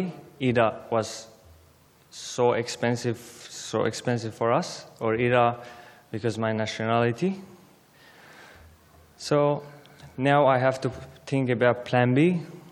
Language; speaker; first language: English; non-native, learner; Armenian